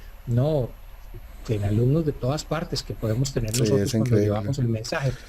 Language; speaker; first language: Spanish; native; Spanish